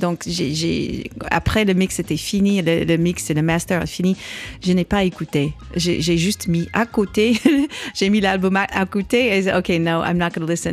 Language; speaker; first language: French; non-native, learner; English